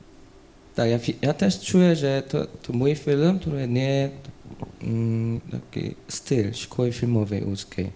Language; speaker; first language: Polish; non-native, learner; Korean